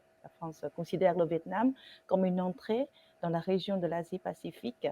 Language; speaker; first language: French; non-native, fluent; Vietnamese